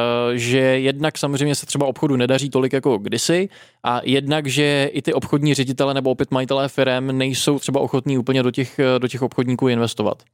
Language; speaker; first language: Czech; native; Czech